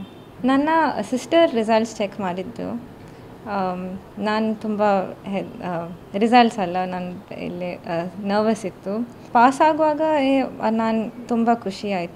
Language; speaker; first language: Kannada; non-native, local second language; Konkani